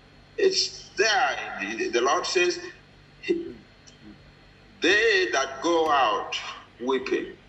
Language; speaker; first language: English; non-native, local second language; Yoruba